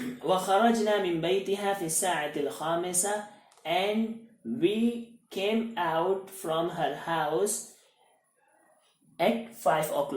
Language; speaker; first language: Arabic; non-native, fluent; Hindi